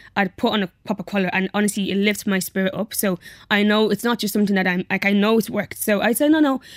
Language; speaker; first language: English; native; English